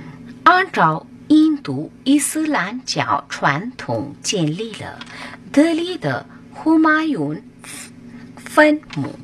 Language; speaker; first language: Chinese; non-native, learner; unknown